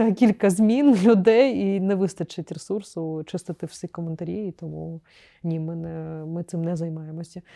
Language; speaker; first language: Ukrainian; non-native, local second language; Crimean Tatar